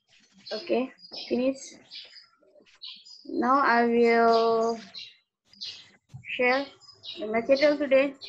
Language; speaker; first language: English; non-native, learner; Indonesian